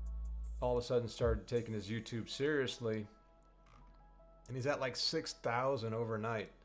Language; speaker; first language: English; native; English